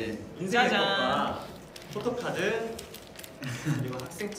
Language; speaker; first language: Korean; native; Korean